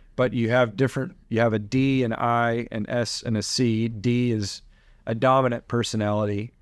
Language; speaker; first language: English; native; English